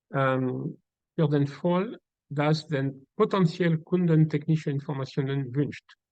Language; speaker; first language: German; non-native, learner; French